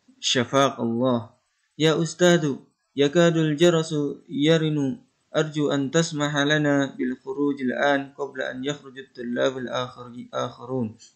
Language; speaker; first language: Arabic; non-native, fluent; Indonesian